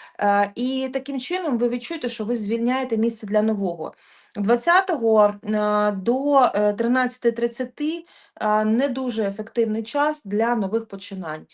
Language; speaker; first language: Ukrainian; non-native, local second language; Russian